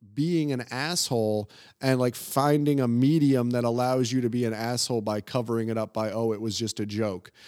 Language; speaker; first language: English; native; English